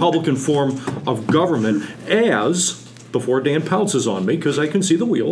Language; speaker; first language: English; native; English